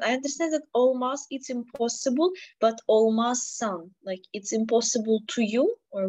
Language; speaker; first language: English; non-native, fluent; Ukrainian